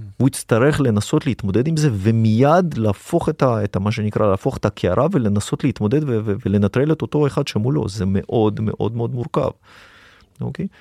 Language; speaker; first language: Hebrew; early bilingual, other home language; Russian